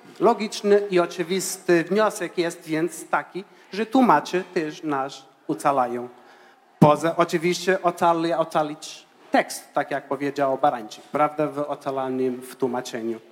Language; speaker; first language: Polish; non-native, fluent; Portuguese